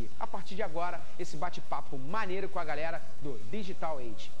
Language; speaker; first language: Portuguese; native; Portuguese